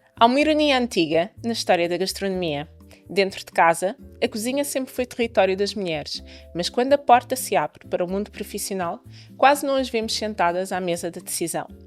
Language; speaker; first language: Portuguese; native; Portuguese